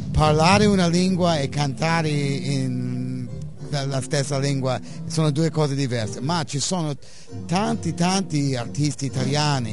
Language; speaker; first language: Italian; non-native, fluent; English